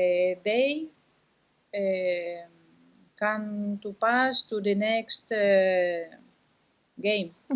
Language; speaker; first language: English; non-native, learner; Spanish